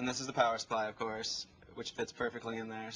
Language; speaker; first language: English; native; English